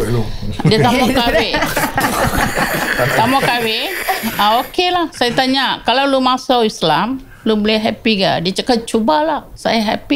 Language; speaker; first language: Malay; non-native, local second language; Tamil